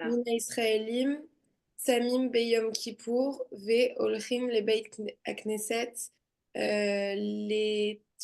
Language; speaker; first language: Hebrew; non-native, learner; French